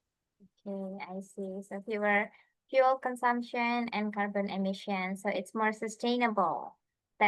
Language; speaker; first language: English; non-native, fluent; Indonesian